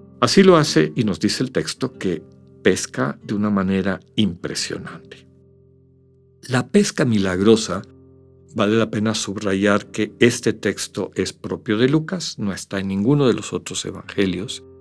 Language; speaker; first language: Spanish; native; Spanish